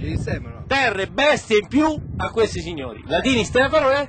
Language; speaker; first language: Italian; native; Italian